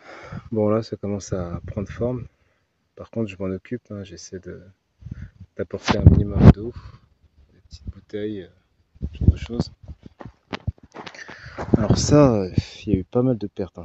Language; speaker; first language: French; native; French